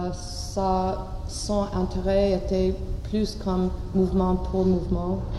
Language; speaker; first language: French; non-native, learner; English